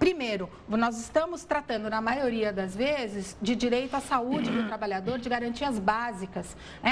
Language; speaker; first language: Portuguese; native; Portuguese